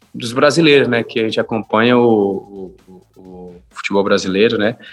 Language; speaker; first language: Portuguese; native; Portuguese